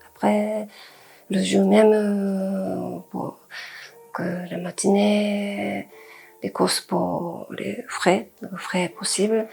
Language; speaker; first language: French; non-native, fluent; Japanese